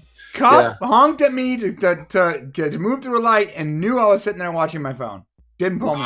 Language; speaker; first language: English; native; English